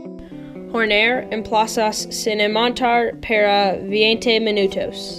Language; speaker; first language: Spanish; non-native, learner; English